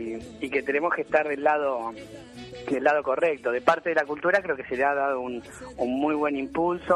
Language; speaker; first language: Spanish; native; Spanish